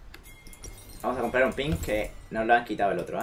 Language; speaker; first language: Spanish; native; Spanish